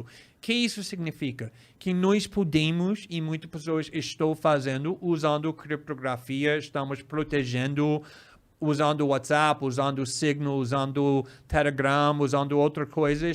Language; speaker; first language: Portuguese; non-native, fluent; English